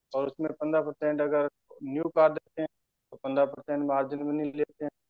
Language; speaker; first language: Hindi; native; Hindi